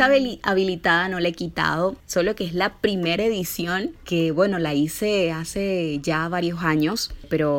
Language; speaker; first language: Spanish; native; Spanish